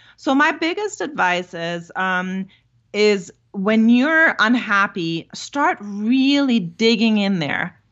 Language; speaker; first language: English; non-native, fluent; German